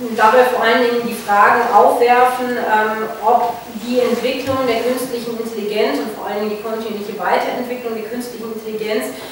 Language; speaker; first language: German; native; German